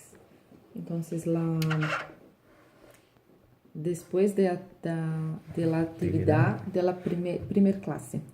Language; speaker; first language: Spanish; non-native, learner; Portuguese